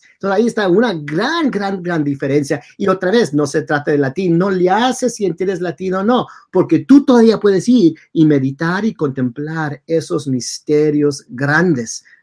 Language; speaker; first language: Spanish; early bilingual, heritage; Spanish